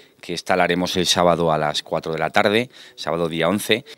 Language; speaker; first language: Spanish; native; Spanish